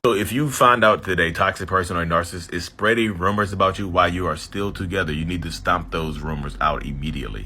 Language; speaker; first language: English; native; English